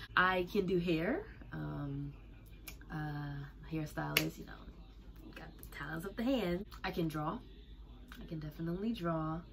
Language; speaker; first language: English; native; English